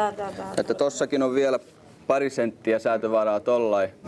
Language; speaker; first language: Finnish; native; Finnish